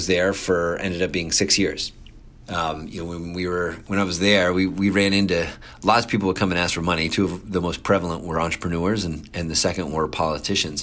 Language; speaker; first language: English; native; English